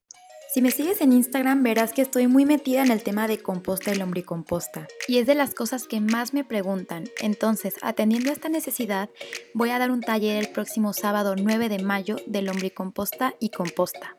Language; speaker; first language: Spanish; native; Spanish